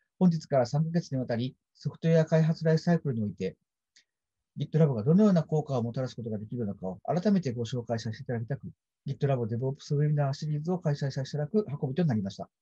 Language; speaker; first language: Japanese; native; Japanese